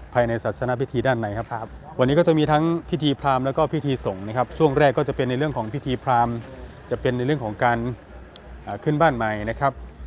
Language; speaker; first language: Thai; non-native, local second language; Lao